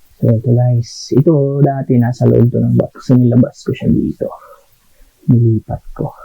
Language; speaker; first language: Filipino; non-native, local second language; Cebuano